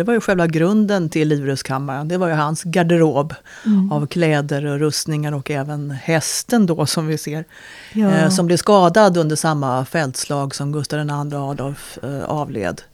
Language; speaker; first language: Swedish; native; Swedish